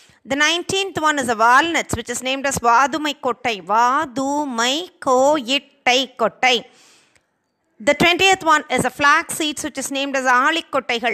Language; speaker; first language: English; non-native, local second language; Tamil